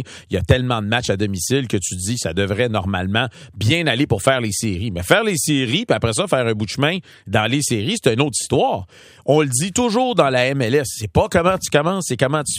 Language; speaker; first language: French; native; French